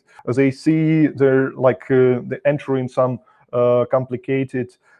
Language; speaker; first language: English; non-native, fluent; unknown